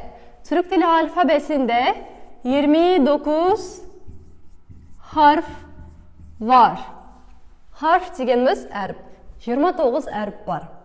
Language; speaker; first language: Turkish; non-native, fluent; Kazakh